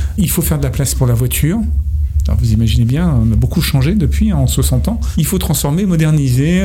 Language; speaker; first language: French; native; French